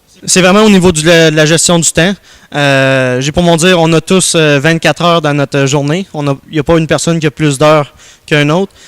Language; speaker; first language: French; native; French